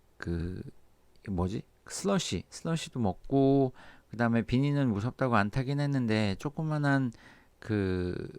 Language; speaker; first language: Korean; native; Korean